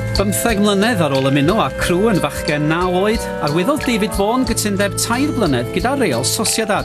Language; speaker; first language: Welsh; native; Welsh